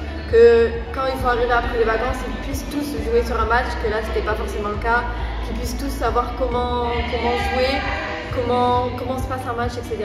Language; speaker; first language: French; native; French